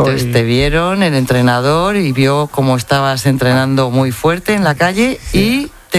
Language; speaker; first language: Spanish; native; Spanish